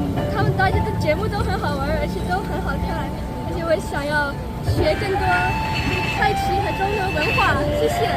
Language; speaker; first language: Chinese; early bilingual, other home language; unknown